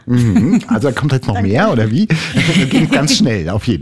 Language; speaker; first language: German; native; German